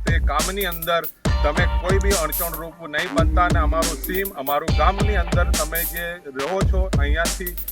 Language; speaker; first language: Gujarati; non-native, local second language; Vasavi